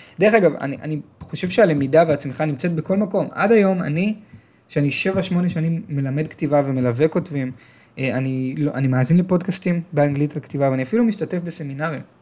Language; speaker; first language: Hebrew; native; Hebrew